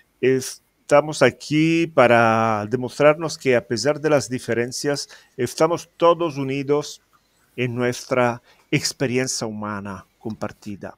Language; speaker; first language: Spanish; non-native, fluent; Italian